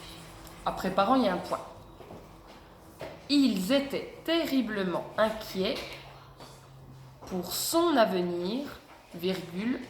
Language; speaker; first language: French; native; French